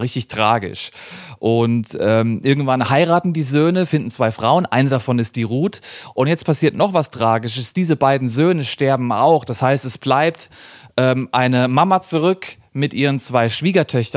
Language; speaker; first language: German; native; German